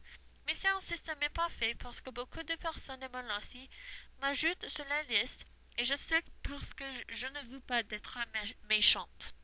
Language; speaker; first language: French; non-native, learner; English